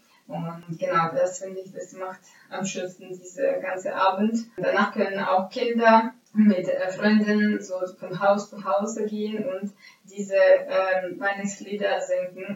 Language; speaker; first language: German; non-native, fluent; Ukrainian